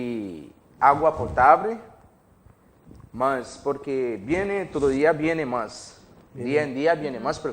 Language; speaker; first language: Spanish; non-native, learner; Haitian Creole